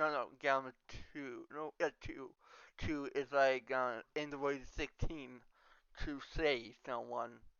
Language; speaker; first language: English; non-native, learner; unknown